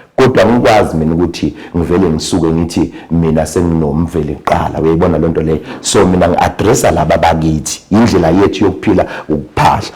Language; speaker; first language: Zulu; native; Zulu